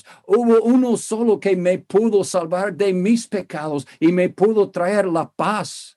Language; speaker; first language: Spanish; non-native, fluent; English